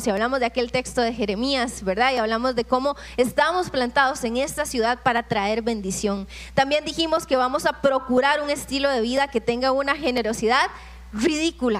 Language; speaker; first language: Spanish; native; Spanish